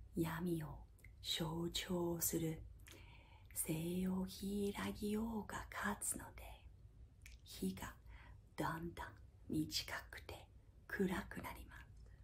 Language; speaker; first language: Japanese; non-native, fluent; English